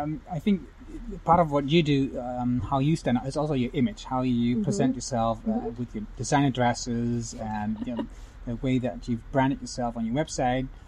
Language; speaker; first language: English; non-native, fluent; Dutch